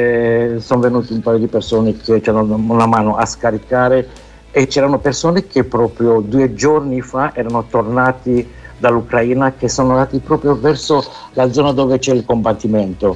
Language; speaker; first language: Italian; non-native, fluent; Romanian